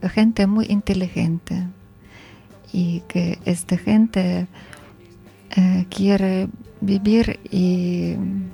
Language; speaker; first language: Spanish; non-native, learner; Ukrainian